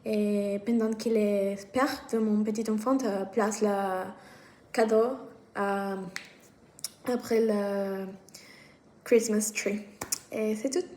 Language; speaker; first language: French; non-native, learner; Spanish